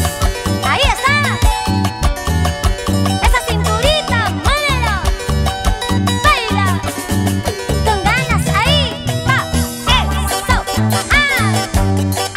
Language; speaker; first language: Spanish; native; Spanish